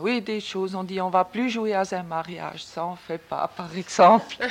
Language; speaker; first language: French; non-native, local second language; German